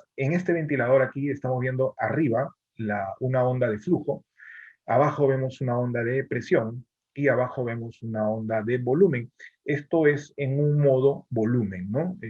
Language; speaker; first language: Spanish; native; Spanish